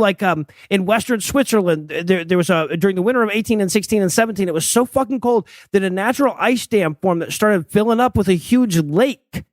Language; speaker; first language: English; native; English